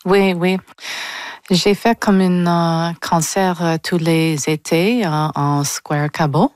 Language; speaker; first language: French; non-native, local second language; English